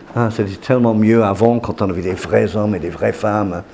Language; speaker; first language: French; non-native, fluent; English